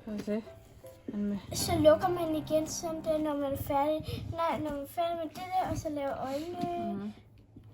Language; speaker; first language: Danish; early bilingual, other home language; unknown